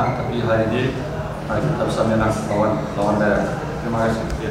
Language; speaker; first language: Indonesian; non-native, learner; Portuguese